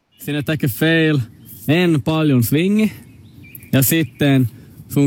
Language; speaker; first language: Finnish; non-native, local second language; Swedish